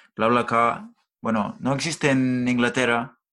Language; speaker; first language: Spanish; non-native, fluent; English